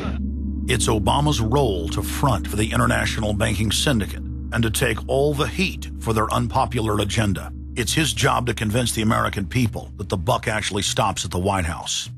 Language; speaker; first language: English; native; English